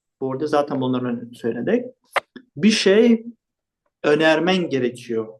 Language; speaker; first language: Turkish; non-native, fluent; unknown